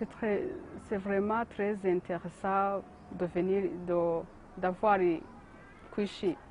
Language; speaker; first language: French; non-native, learner; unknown